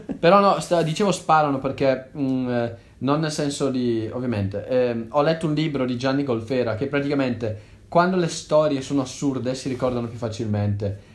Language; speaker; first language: Italian; native; Italian